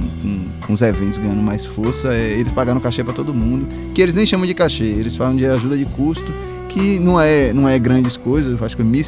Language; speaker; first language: Portuguese; native; Portuguese